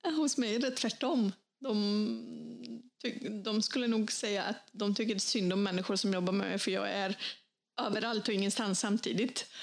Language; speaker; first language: Swedish; early bilingual, other home language; Bosnian